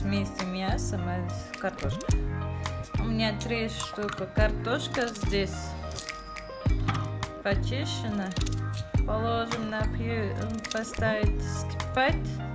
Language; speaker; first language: Russian; non-native, learner; Tajik